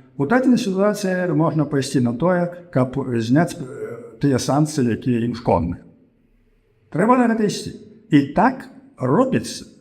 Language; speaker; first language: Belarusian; native; Belarusian